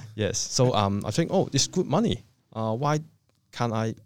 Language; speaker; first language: English; non-native, local second language; Cantonese